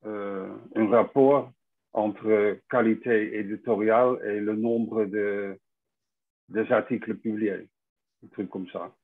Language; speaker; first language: French; non-native, fluent; Dutch